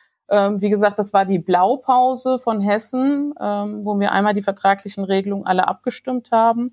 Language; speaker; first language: German; native; German